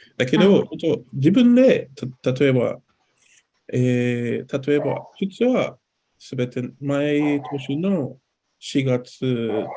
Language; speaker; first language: Japanese; non-native, learner; English